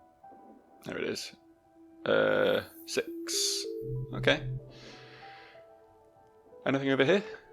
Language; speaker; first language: English; native; English